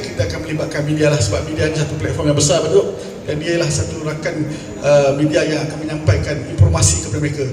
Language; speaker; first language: Malay; native; Malay